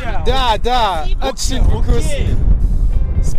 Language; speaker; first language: Russian; non-native, learner; German